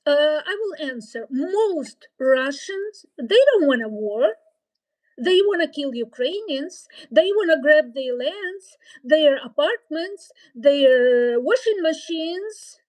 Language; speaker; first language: English; non-native, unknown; Ukrainian